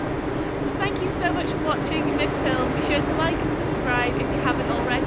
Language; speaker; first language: English; native; English